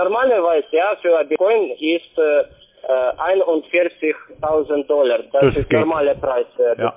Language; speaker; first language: German; non-native, learner; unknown